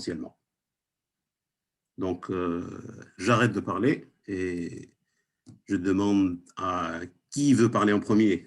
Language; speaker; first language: French; non-native, local second language; Arabic